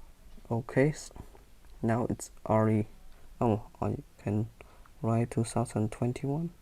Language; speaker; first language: English; non-native, learner; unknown